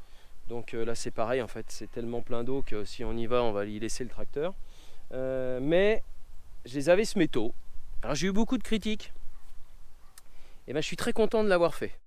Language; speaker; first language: French; native; French